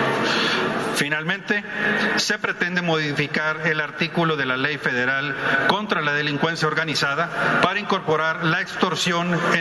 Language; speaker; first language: Spanish; native; Spanish